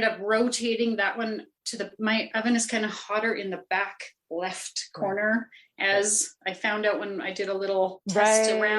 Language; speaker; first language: English; native; English